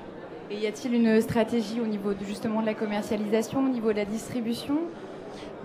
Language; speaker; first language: French; native; French